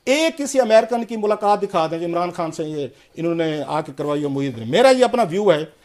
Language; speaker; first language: Hindi; native; Hindi